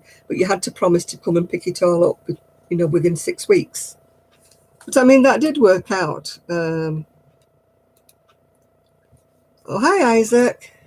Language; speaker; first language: English; native; English